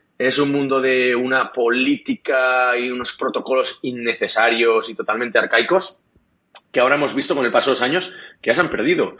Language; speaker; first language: Spanish; non-native, local second language; Catalan